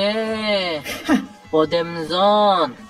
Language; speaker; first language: Persian; non-native, learner; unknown